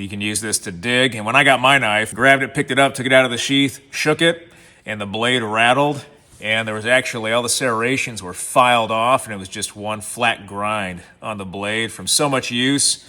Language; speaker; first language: English; native; English